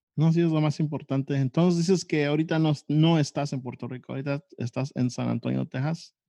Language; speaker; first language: Spanish; native; Spanish